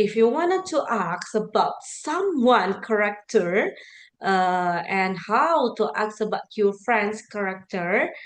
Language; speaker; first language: English; non-native, learner; Indonesian